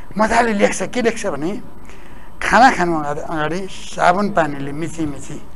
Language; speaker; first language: Nepali; native; Nepali